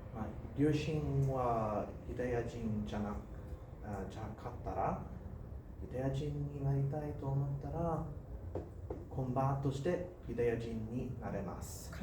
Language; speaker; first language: Japanese; non-native, learner; English